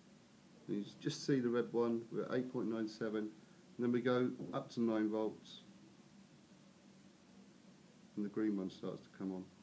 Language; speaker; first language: English; native; English